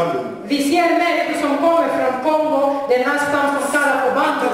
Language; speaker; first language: Swedish; non-native, fluent; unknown